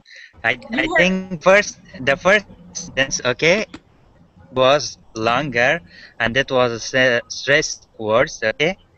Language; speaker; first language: English; non-native, learner; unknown